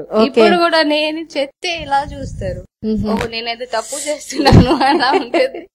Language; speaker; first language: Telugu; non-native, learner; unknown